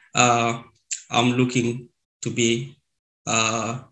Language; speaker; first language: English; non-native, learner; Arabic